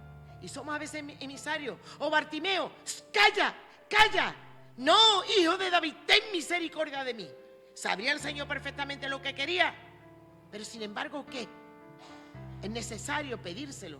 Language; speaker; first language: Spanish; native; Spanish